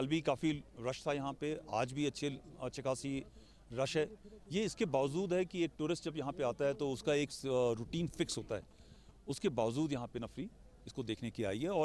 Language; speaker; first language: Hindi; native; Hindi